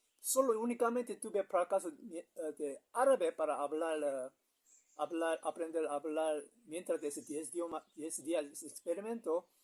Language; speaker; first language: Spanish; non-native, learner; Korean